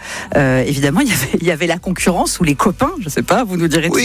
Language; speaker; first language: French; native; French